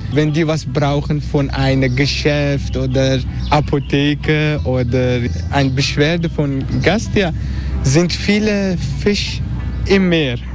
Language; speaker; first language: German; non-native, learner; Turkish